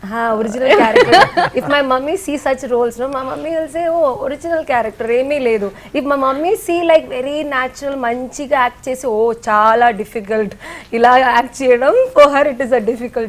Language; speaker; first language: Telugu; non-native, learner; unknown